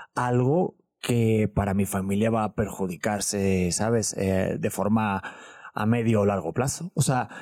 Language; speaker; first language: Spanish; native; Spanish